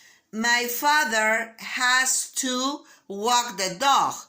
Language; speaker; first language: English; non-native, learner; Spanish